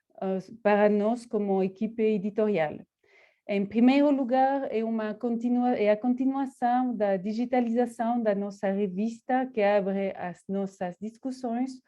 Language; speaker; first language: Portuguese; non-native, fluent; Spanish